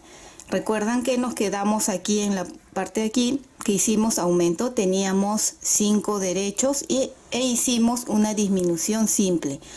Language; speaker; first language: Spanish; native; Spanish